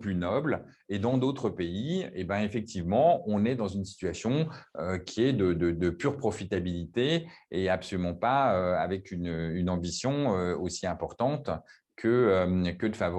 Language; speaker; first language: French; native; French